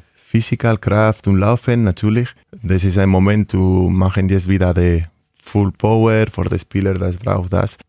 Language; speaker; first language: German; non-native, learner; Spanish